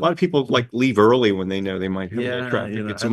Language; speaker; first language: English; native; English